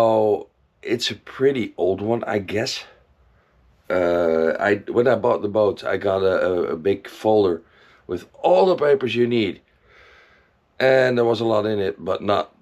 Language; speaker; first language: English; non-native, fluent; Dutch